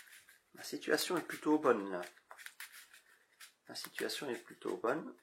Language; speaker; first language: French; native; French